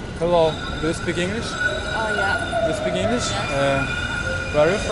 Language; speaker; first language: English; non-native, learner; Ukrainian